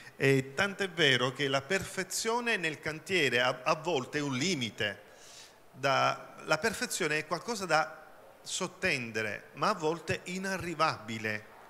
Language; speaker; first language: Italian; native; Italian